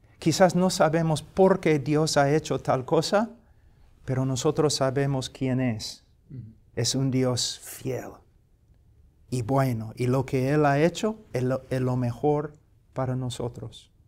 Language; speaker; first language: Spanish; non-native, fluent; English